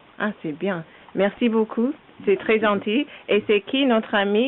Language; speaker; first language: French; non-native, learner; English